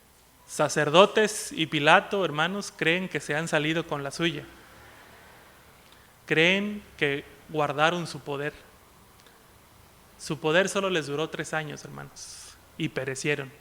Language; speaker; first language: Spanish; native; Spanish